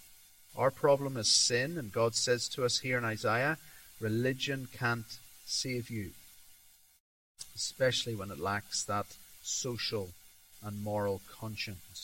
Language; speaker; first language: English; native; English